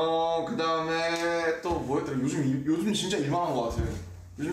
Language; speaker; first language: Korean; native; Korean